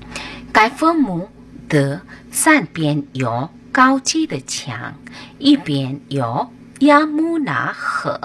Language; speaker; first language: Chinese; non-native, learner; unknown